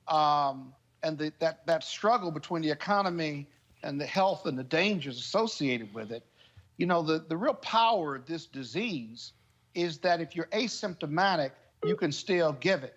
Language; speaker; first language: English; native; English